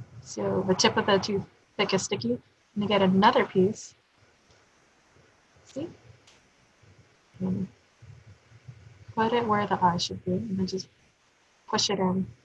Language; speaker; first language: English; native; English